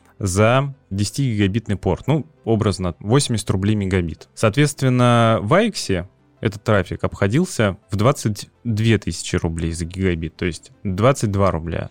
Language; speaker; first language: Russian; native; Russian